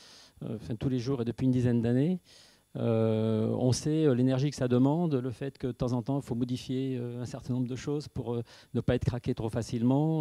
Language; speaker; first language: French; native; French